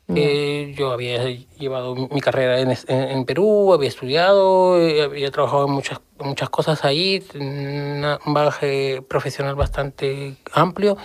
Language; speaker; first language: Spanish; native; Spanish